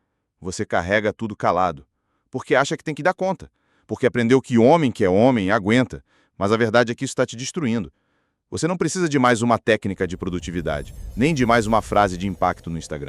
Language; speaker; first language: Portuguese; native; Portuguese